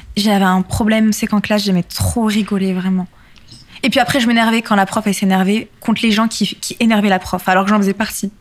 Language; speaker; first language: French; native; French